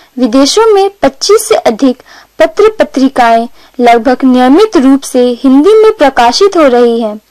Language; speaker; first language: Hindi; native; Hindi